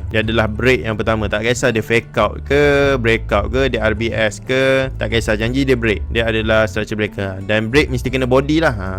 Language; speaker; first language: Malay; native; Malay